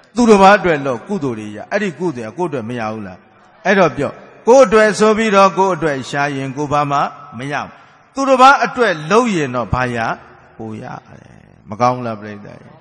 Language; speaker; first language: Burmese; native; Burmese